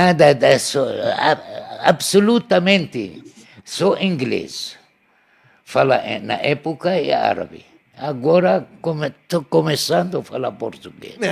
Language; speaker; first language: Portuguese; non-native, learner; Arabic